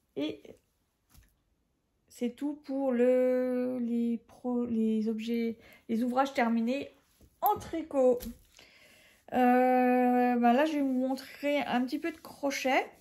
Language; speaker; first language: French; native; French